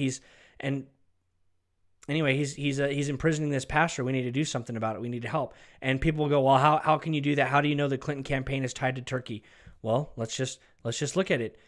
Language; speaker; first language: English; native; English